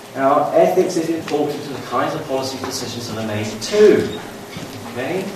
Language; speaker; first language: English; native; English